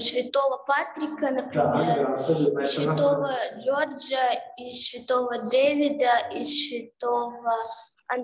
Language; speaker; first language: Russian; early bilingual, heritage; Russian